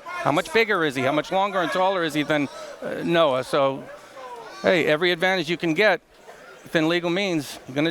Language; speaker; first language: English; native; English